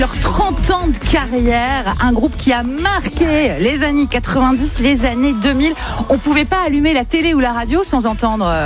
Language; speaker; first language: French; native; French